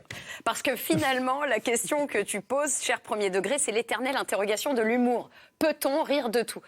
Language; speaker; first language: French; native; French